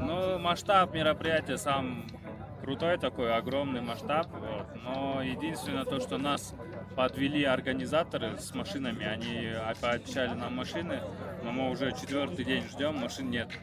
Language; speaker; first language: Russian; native; Russian